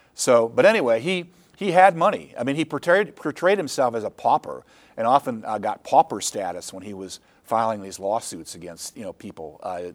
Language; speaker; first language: English; native; English